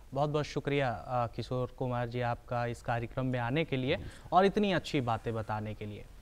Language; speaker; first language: Hindi; native; Hindi